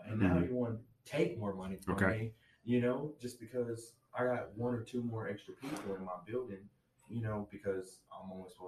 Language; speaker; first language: English; native; English